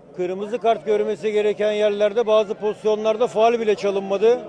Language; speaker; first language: Turkish; native; Turkish